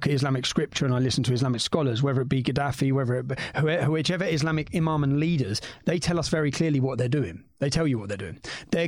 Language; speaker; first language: English; native; English